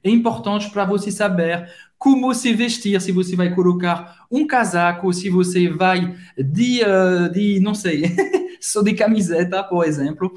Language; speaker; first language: Portuguese; non-native, fluent; French